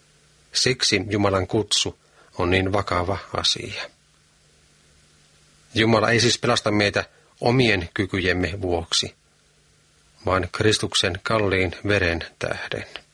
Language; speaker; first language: Finnish; native; Finnish